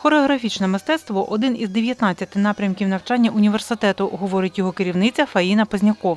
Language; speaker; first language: Ukrainian; native; Ukrainian